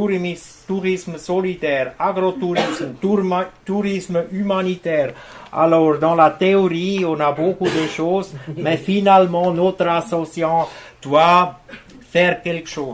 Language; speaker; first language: French; non-native, fluent; German